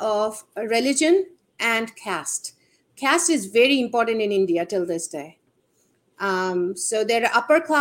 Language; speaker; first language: English; non-native, local second language; Bangla